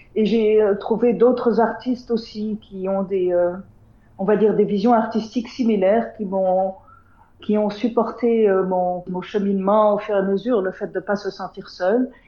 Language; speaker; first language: French; non-native, local second language; Arabic